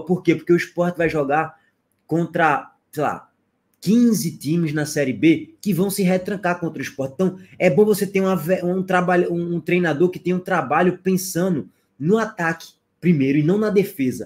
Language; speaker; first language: Portuguese; native; Portuguese